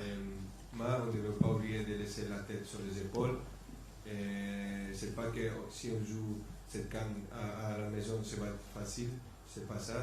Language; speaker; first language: French; non-native, fluent; Spanish